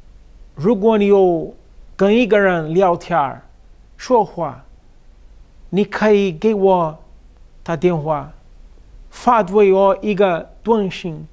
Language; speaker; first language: Chinese; non-native, fluent; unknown